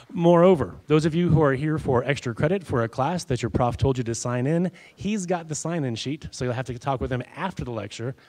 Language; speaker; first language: English; native; English